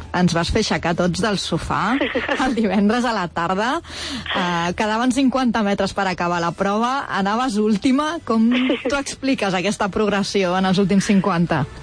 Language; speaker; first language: Catalan; native; Catalan